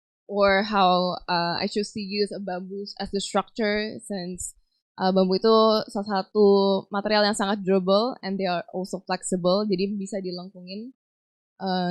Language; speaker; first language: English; non-native, fluent; Indonesian